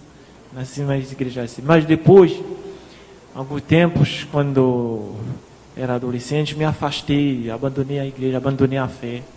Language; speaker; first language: Portuguese; non-native, fluent; Haitian Creole